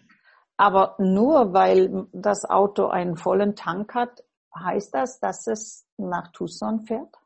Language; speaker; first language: German; non-native, fluent; English